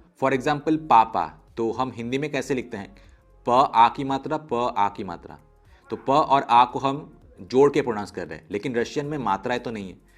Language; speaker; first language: Hindi; native; Hindi